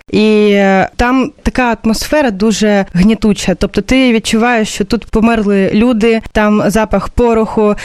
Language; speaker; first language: Ukrainian; non-native, fluent; Russian